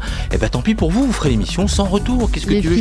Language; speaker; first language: French; native; French